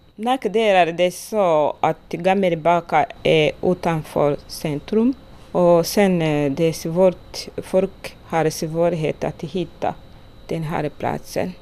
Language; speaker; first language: Swedish; non-native, learner; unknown